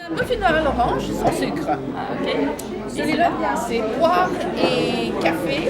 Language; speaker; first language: French; non-native, fluent; English